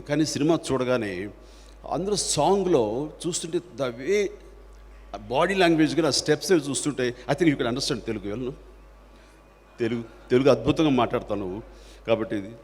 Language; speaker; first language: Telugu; native; Telugu